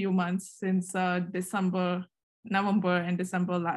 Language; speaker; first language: English; non-native, local second language; Kannada